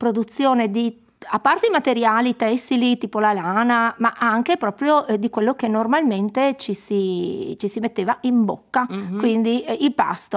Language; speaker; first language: Italian; native; Italian